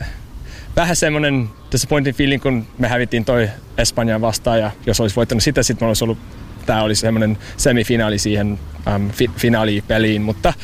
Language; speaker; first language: Finnish; non-native, learner; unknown